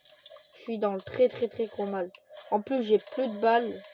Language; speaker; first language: French; native; French